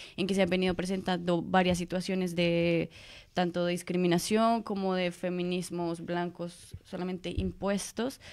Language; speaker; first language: Spanish; native; Spanish